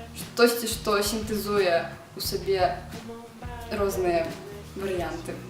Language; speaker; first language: Belarusian; non-native, local second language; Russian